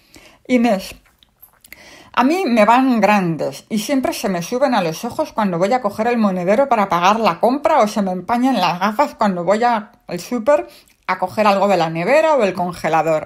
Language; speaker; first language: Spanish; native; Spanish